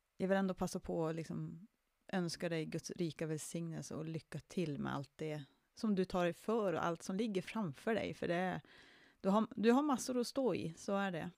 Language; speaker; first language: Swedish; native; Swedish